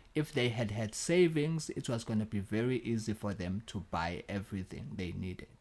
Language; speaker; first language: English; non-native, local second language; Zulu